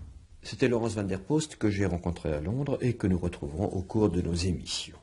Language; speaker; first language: French; native; French